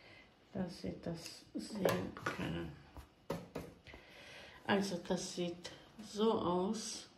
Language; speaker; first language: German; non-native, fluent; Croatian